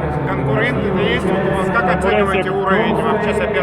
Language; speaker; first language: Russian; native; Russian